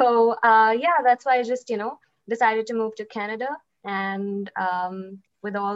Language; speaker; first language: English; non-native, local second language; Hindi